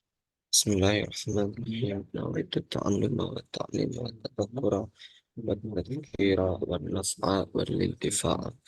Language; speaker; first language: Arabic; non-native, fluent; Indonesian